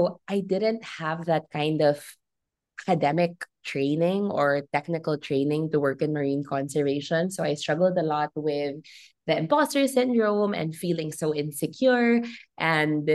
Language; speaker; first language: English; non-native, local second language; Filipino